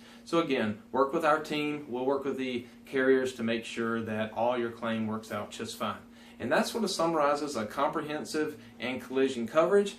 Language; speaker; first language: English; native; English